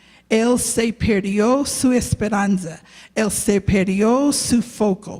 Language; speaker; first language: Spanish; non-native, learner; English